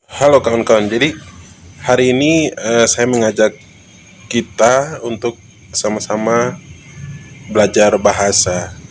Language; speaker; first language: Indonesian; non-native, local second language; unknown